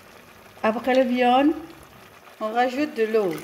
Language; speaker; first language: French; non-native, fluent; Indonesian